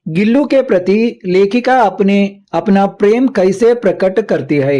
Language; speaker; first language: Hindi; non-native, local second language; Kannada